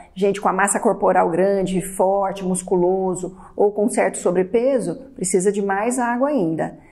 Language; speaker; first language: Portuguese; native; Portuguese